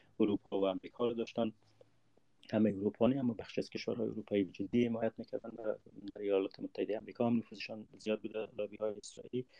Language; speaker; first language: Persian; native; Persian